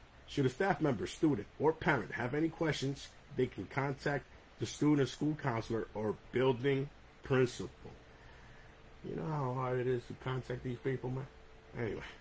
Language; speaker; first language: English; early bilingual, other home language; Spanish